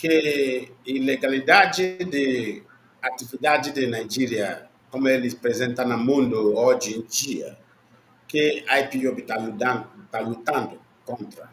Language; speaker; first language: Portuguese; non-native, learner; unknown